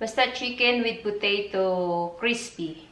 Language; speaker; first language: English; non-native, learner; Filipino